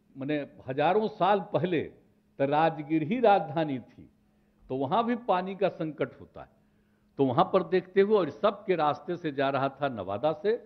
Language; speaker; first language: Hindi; native; Hindi